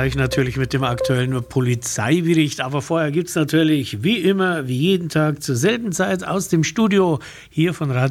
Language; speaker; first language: German; native; German